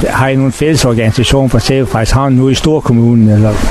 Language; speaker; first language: Danish; native; Danish